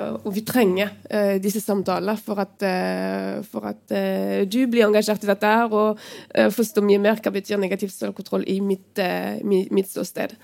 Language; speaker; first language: Norwegian; non-native, fluent; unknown